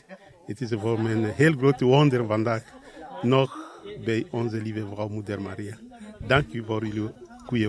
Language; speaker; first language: Dutch; non-native, learner; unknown